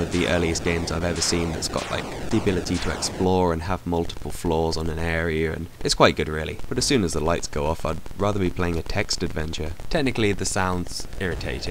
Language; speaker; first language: English; native; English